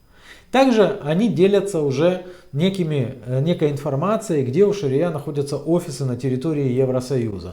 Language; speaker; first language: Russian; native; Russian